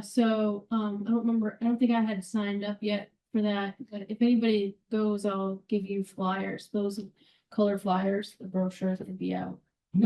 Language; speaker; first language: English; native; English